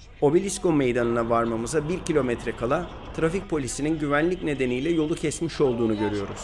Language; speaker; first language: Turkish; native; Turkish